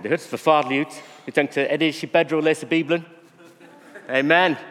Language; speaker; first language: Norwegian; non-native, fluent; English